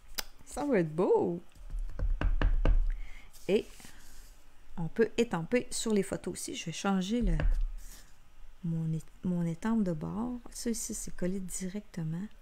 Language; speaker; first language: French; native; French